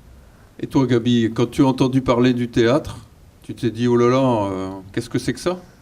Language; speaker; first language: French; native; French